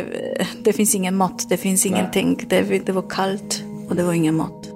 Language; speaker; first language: Swedish; non-native, learner; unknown